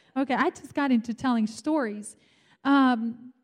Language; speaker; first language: English; non-native, fluent; Romanian